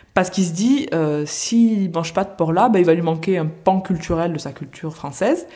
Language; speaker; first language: French; native; French